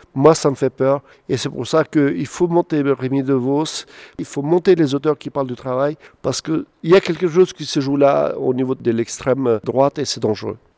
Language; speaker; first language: French; non-native, fluent; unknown